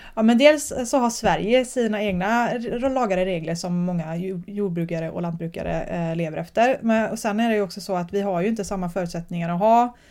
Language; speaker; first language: Swedish; native; Swedish